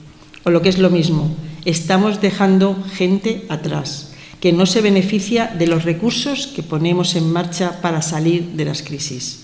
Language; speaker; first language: Spanish; native; Spanish